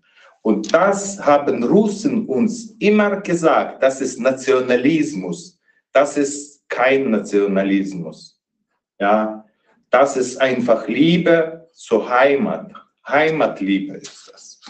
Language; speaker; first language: German; non-native, fluent; Ukrainian